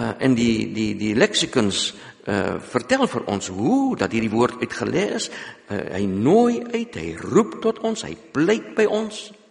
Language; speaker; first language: Afrikaans; non-native, local second language; English